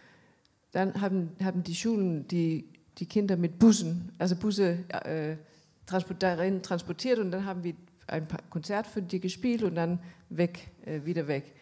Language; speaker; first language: German; non-native, fluent; Danish